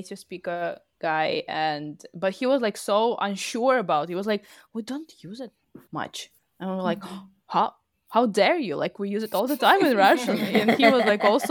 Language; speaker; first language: English; non-native, fluent; Russian